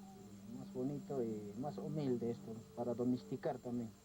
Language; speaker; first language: Spanish; non-native, local second language; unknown